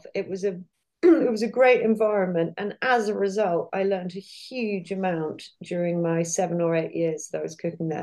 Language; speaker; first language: English; native; English